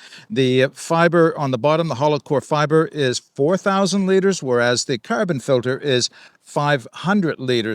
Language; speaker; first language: English; native; English